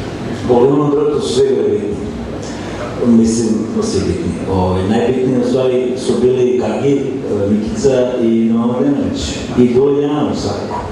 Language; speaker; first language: Serbian; native; Serbian